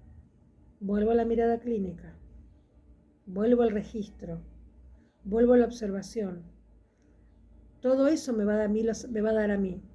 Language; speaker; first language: Spanish; native; Spanish